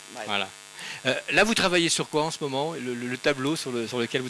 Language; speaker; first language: French; native; French